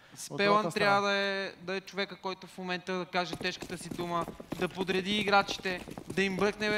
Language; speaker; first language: Bulgarian; native; Bulgarian